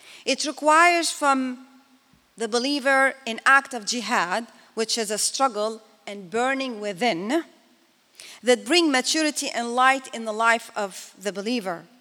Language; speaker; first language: English; non-native, fluent; Arabic